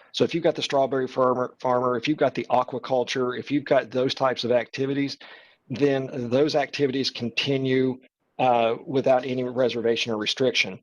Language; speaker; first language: English; native; English